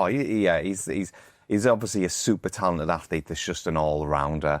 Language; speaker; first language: English; native; English